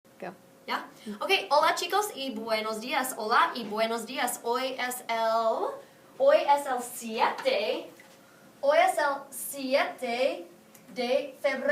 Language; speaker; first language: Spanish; non-native, fluent; English